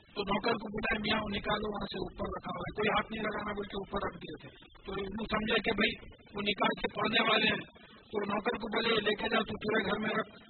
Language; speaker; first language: Urdu; native; Urdu